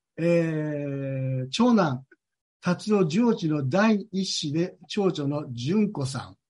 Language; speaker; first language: Japanese; native; Japanese